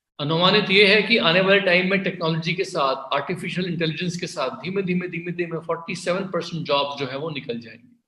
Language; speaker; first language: Hindi; native; Hindi